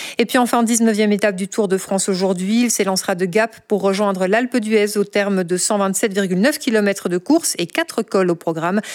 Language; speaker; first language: French; native; French